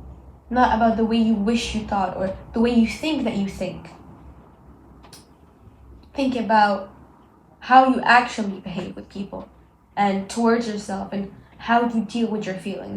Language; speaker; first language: English; non-native, local second language; Arabic